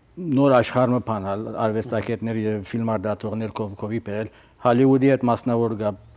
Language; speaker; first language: Armenian; early bilingual, heritage; Armenian